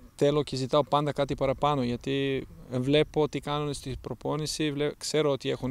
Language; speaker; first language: Greek; non-native, fluent; Serbian